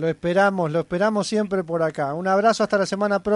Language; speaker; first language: Spanish; native; Spanish